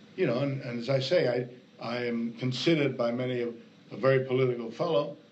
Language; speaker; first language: English; native; English